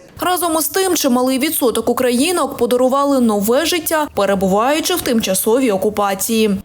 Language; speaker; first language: Ukrainian; native; Ukrainian